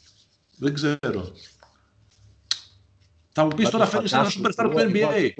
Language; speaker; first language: Greek; native; Greek